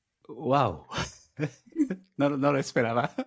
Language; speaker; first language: Spanish; non-native, fluent; Japanese